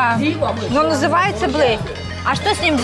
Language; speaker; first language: Russian; native; Russian